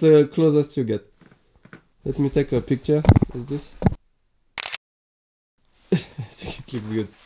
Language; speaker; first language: English; non-native, fluent; French